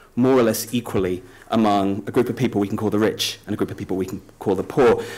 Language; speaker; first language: English; native; English